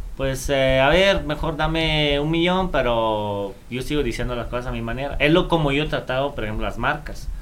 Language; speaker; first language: Spanish; non-native, fluent; Italian